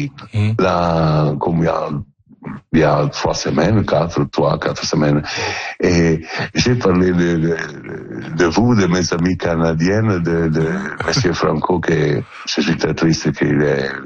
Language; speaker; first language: French; non-native, learner; Italian